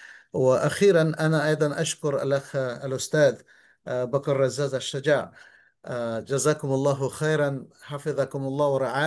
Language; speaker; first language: Arabic; non-native, fluent; Bangla